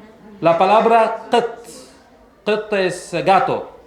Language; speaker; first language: Spanish; non-native, fluent; Arabic